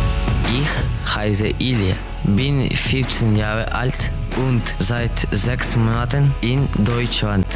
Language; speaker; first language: German; non-native, learner; Ukrainian